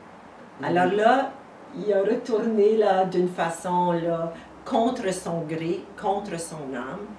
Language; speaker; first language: French; native; French